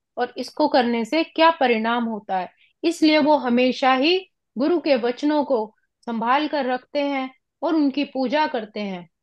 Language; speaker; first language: Hindi; non-native, local second language; Punjabi